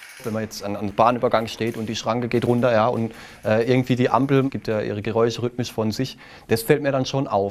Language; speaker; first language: German; native; German